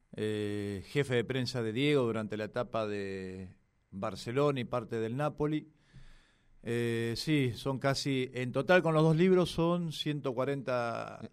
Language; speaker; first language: Spanish; native; Spanish